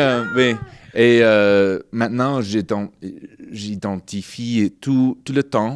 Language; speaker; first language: French; non-native, fluent; English